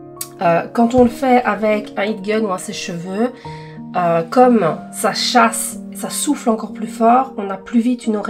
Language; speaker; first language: French; native; French